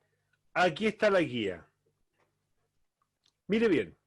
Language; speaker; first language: Spanish; native; Spanish